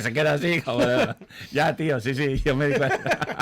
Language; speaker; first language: Spanish; native; Spanish